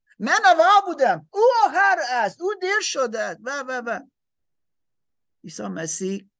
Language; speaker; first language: Persian; non-native, learner; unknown